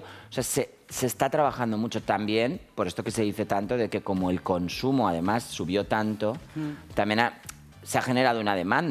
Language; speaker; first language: Spanish; native; Spanish